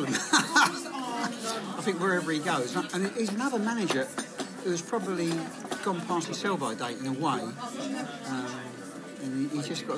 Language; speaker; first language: English; native; English